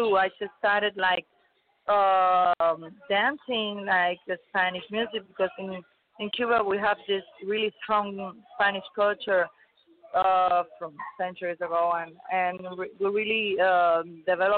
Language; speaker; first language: English; non-native, learner; Spanish